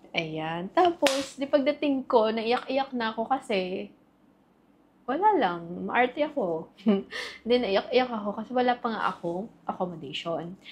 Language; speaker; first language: Filipino; native; Filipino